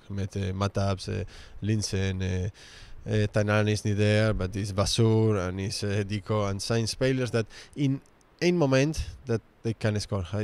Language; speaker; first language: Dutch; non-native, learner; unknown